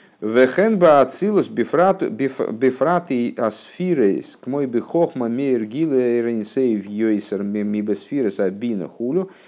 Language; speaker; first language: Russian; native; Russian